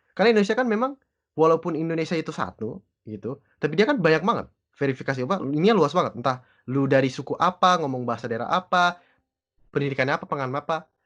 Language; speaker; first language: Indonesian; early bilingual, other home language; English